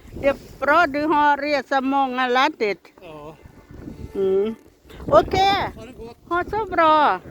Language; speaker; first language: Swedish; non-native, learner; Thai